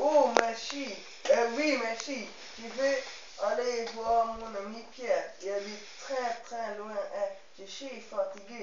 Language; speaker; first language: French; non-native, learner; Dutch